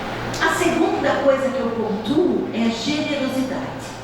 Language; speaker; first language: Portuguese; native; Portuguese